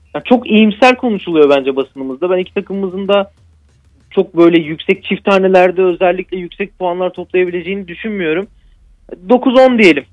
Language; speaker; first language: Turkish; native; Turkish